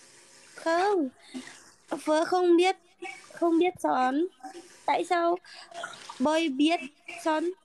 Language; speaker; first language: Vietnamese; non-native, learner; Indonesian